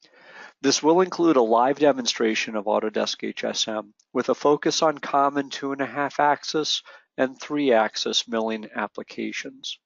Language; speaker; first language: English; native; English